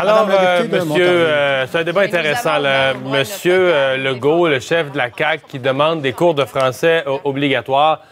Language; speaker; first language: French; native; French